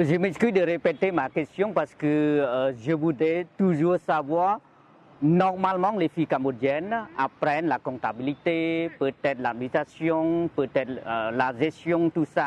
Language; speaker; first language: French; non-native, fluent; Khmer